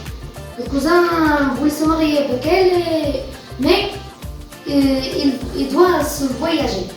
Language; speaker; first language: French; non-native, learner; Arabic